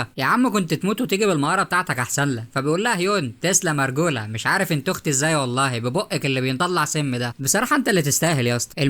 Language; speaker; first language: Arabic; native; Arabic